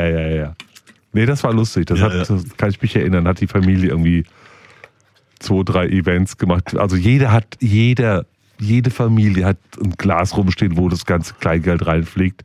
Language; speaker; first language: German; native; German